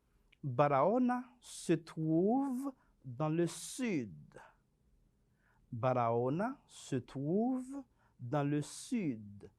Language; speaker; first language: French; non-native, fluent; Spanish